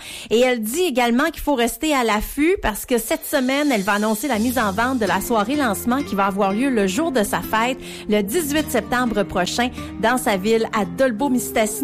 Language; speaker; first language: French; native; French